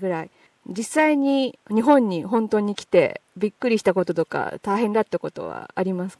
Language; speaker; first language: Japanese; native; Japanese